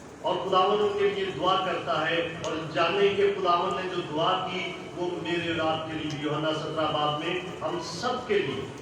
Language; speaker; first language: Urdu; non-native, local second language; Punjabi